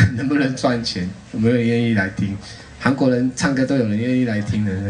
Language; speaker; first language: Chinese; non-native, local second language; Amis